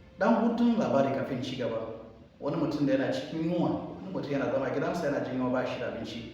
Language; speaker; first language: Hausa; non-native, local second language; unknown